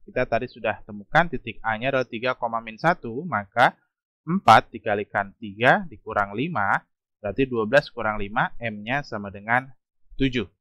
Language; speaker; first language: Indonesian; native; Indonesian